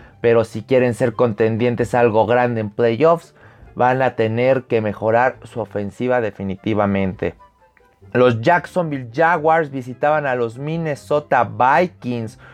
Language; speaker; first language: Spanish; native; Spanish